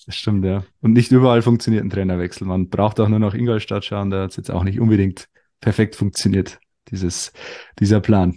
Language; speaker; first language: German; native; German